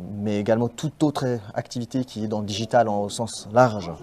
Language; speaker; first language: French; native; French